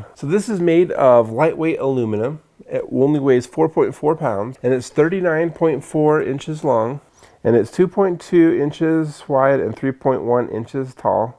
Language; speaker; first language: English; native; English